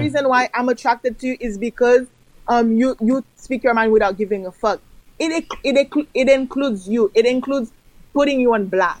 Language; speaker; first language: English; early bilingual, other home language; Haitian Creole